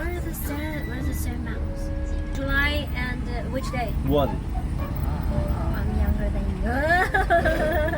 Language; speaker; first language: English; non-native, learner; Chinese